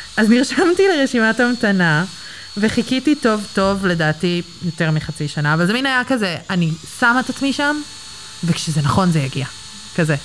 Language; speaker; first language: Hebrew; early bilingual, other home language; English